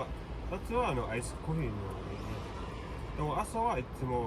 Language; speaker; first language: Japanese; non-native, learner; English